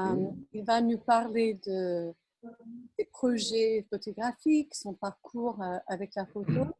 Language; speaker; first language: French; non-native, fluent; English